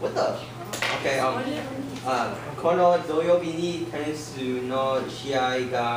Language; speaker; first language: Japanese; non-native, learner; English